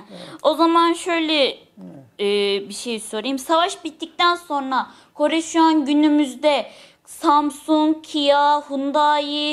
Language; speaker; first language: Turkish; native; Turkish